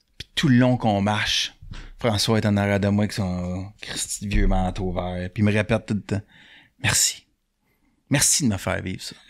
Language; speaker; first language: French; native; French